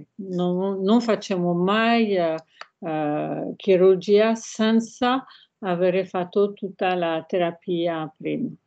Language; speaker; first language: Italian; non-native, fluent; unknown